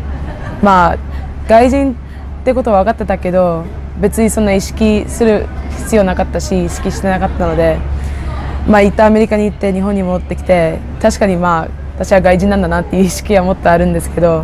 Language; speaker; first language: Japanese; early bilingual, other home language; English